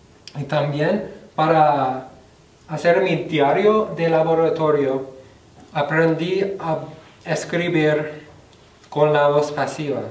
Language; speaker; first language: Spanish; non-native, fluent; English